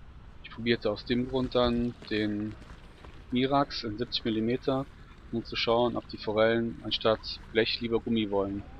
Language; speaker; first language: German; native; German